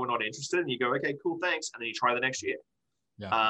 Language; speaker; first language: English; native; English